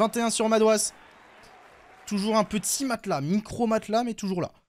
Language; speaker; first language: French; native; French